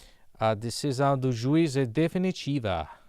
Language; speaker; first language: Portuguese; non-native, learner; English